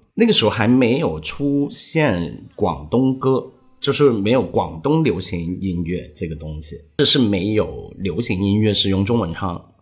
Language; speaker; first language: Chinese; non-native, local second language; Cantonese